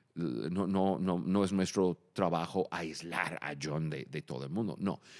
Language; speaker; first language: Spanish; non-native, fluent; English